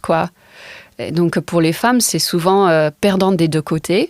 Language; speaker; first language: French; non-native, fluent; English